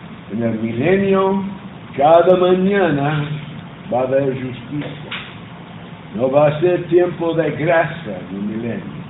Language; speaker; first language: Spanish; non-native, learner; Portuguese